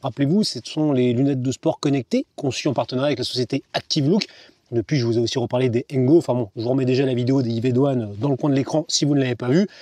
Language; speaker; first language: French; native; French